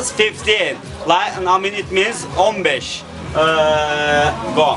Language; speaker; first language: English; non-native, learner; Turkish